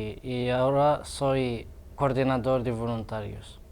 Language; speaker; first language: Spanish; non-native, fluent; Arabic